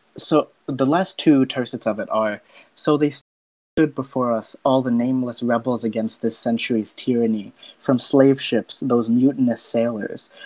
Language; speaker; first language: English; native; English